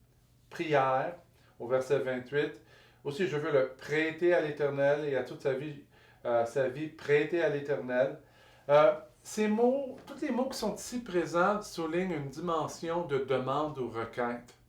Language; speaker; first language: French; native; French